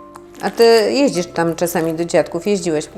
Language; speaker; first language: Polish; native; Polish